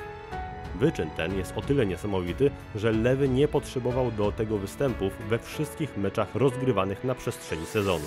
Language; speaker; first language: Polish; native; Polish